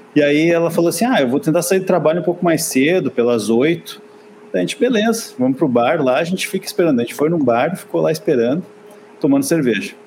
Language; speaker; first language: Portuguese; native; Portuguese